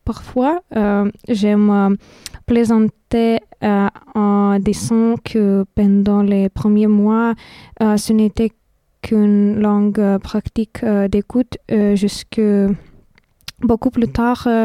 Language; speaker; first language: French; non-native, fluent; Lithuanian